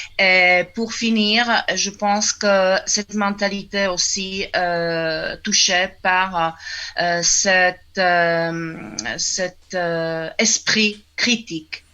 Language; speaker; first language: French; non-native, fluent; Czech